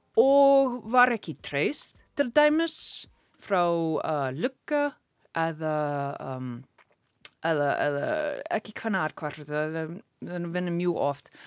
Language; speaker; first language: Icelandic; non-native, learner; English